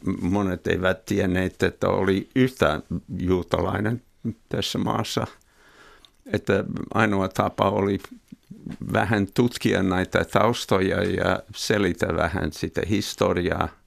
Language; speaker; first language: Finnish; non-native, fluent; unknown